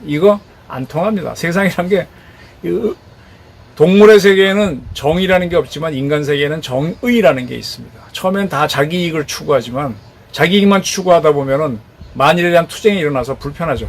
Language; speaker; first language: Korean; native; Korean